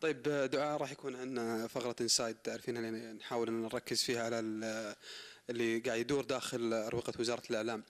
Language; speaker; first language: Arabic; native; Arabic